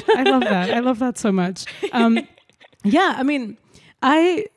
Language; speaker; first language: English; non-native, fluent; Spanish